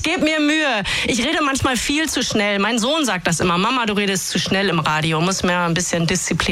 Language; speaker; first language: German; native; German